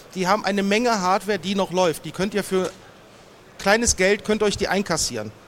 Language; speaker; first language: German; native; German